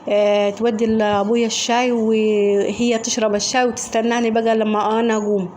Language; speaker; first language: Arabic; native; Arabic